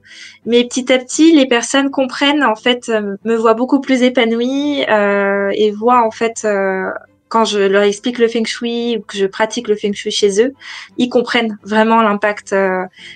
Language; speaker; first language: French; native; French